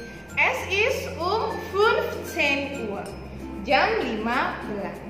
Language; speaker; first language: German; non-native, learner; Indonesian